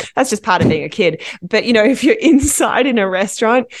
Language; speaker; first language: English; native; English